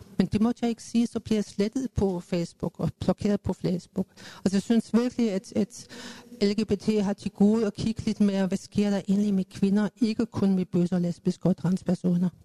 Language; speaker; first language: Danish; native; Danish